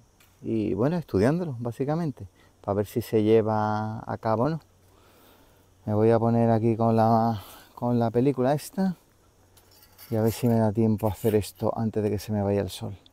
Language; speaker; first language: Spanish; native; Spanish